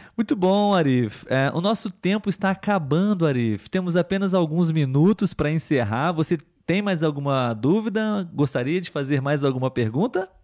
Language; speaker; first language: Portuguese; native; Portuguese